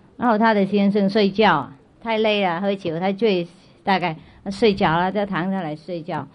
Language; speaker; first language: Chinese; non-native, fluent; Vietnamese